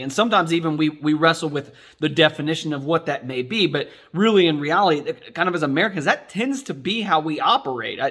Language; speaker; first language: English; native; English